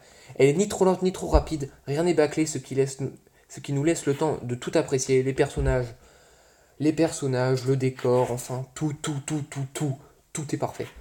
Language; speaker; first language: French; native; French